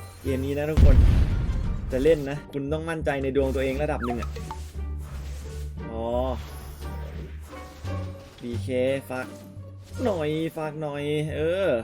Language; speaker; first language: Thai; native; Thai